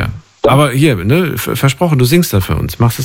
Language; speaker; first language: German; native; German